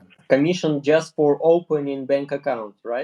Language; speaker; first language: English; non-native, learner; Russian